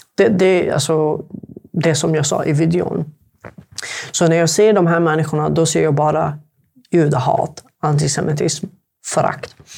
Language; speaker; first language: Swedish; non-native, fluent; Arabic